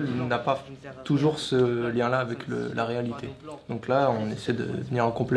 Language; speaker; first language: French; native; French